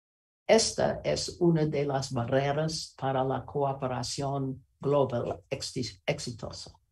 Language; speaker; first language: Spanish; non-native, learner; English